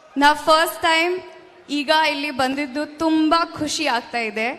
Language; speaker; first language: Kannada; non-native, learner; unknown